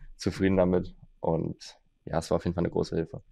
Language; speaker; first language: German; native; German